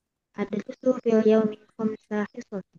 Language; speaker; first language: Arabic; non-native, learner; Indonesian